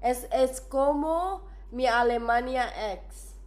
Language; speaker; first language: Spanish; non-native, learner; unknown